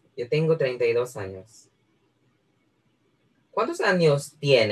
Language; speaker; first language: Spanish; non-native, fluent; Filipino